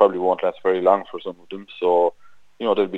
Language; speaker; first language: English; native; English